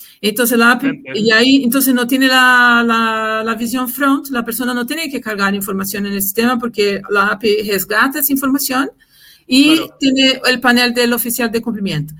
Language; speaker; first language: Spanish; non-native, fluent; Portuguese